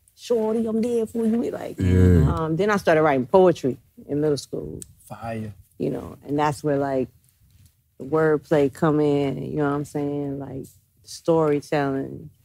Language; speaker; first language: English; native; English